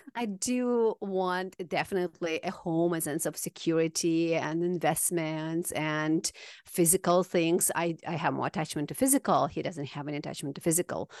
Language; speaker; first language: English; non-native, fluent; Russian